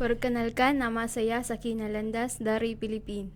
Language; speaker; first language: Indonesian; non-native, learner; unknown